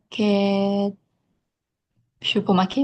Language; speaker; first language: Korean; non-native, learner; Indonesian